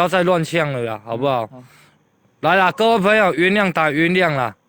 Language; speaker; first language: Chinese; native; Chinese